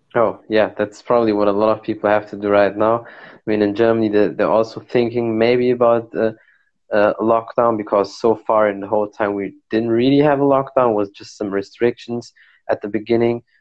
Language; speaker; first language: English; non-native, fluent; Arabic